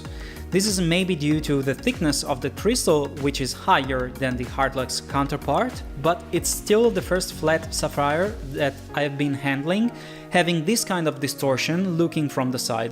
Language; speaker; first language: English; non-native, fluent; Italian